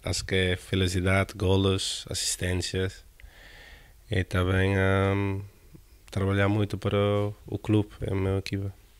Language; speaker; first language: Portuguese; non-native, learner; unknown